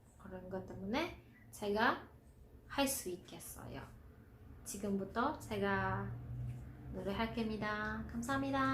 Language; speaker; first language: Korean; non-native, learner; Filipino